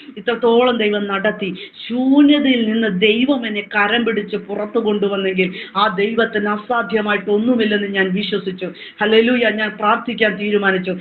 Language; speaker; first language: Malayalam; native; Malayalam